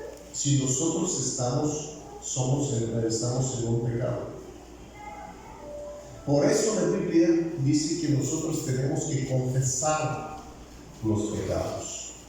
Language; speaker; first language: Spanish; non-native, fluent; Bulgarian